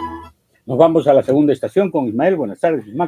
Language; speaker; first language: Spanish; native; Spanish